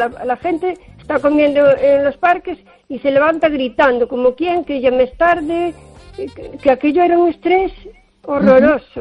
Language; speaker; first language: Spanish; native; Spanish